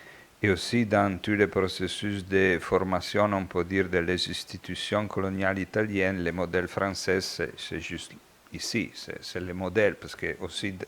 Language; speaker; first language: French; non-native, fluent; Italian